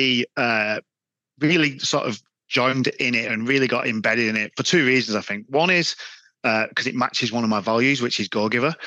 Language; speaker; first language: English; native; English